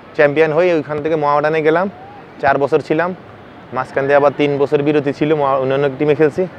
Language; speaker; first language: Bangla; native; Bangla